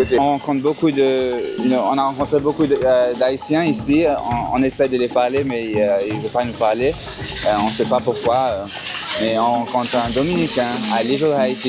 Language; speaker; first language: French; non-native, learner; English